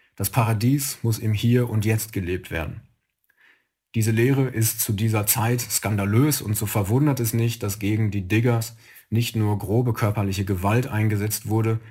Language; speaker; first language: German; native; German